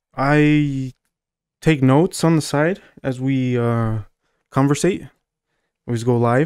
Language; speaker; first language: English; native; English